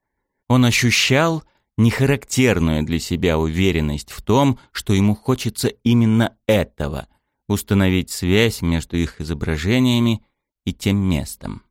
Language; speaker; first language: Russian; native; Russian